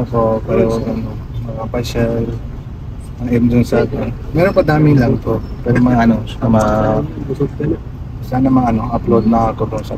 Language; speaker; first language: Filipino; non-native, learner; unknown